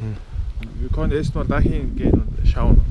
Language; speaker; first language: German; non-native, learner; Mongolian